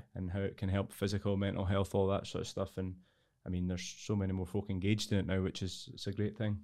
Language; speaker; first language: English; native; English